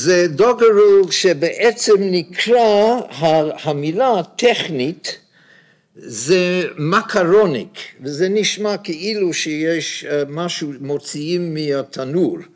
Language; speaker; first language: Hebrew; non-native, fluent; English